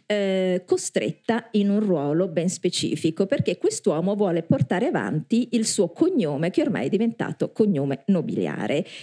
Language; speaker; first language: Italian; native; Italian